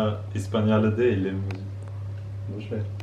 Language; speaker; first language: Turkish; non-native, learner; German